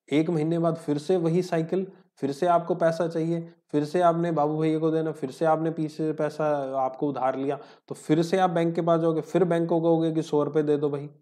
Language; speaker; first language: Hindi; native; Hindi